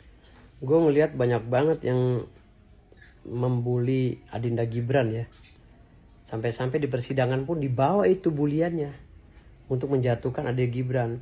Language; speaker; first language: Indonesian; native; Indonesian